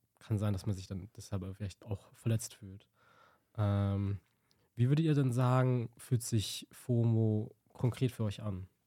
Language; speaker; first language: German; native; German